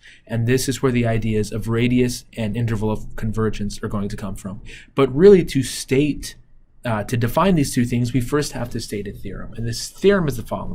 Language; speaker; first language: English; native; English